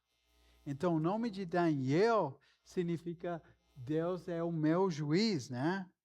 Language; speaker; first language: Portuguese; non-native, fluent; English